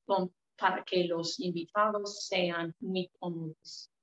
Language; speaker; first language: Spanish; non-native, fluent; English